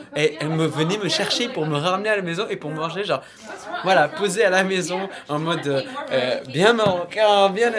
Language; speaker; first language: French; non-native, local second language; Arabic